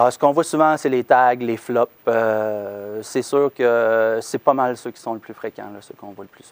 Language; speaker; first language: French; native; French